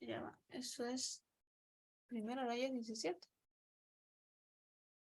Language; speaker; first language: Spanish; native; Spanish